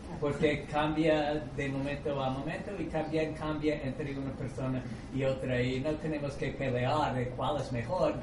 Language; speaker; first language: Spanish; non-native, fluent; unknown